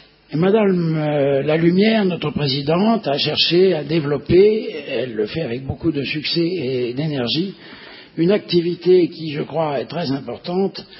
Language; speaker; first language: French; native; French